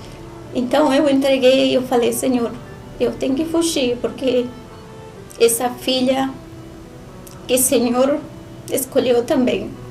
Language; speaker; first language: Portuguese; non-native, learner; Spanish